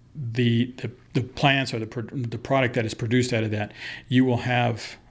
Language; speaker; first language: English; early bilingual, other home language; Spanish